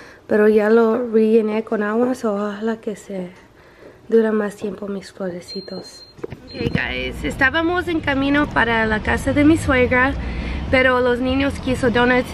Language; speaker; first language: Spanish; early bilingual, other home language; English